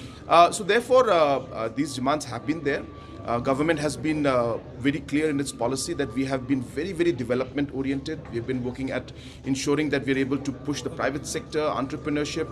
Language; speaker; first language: English; non-native, local second language; Garo